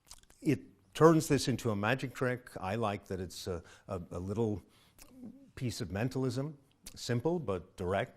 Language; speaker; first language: English; native; English